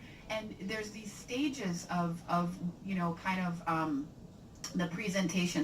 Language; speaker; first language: English; native; English